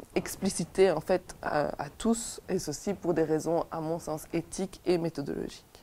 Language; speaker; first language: French; native; French